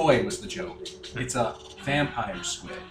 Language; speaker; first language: English; native; English